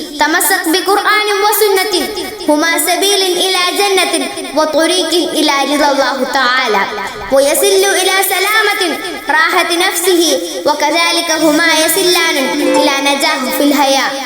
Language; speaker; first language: Arabic; non-native, learner; Malayalam